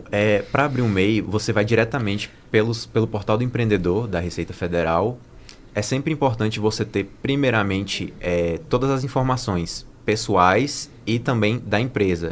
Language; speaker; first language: Portuguese; native; Portuguese